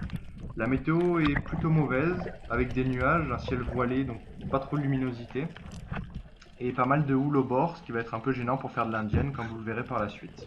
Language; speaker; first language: French; native; French